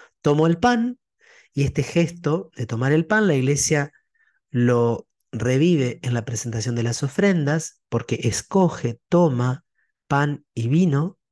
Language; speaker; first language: Spanish; native; Spanish